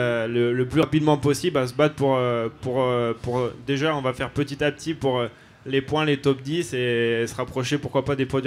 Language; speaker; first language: French; native; French